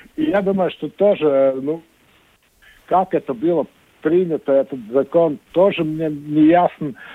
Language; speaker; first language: Russian; non-native, local second language; Latvian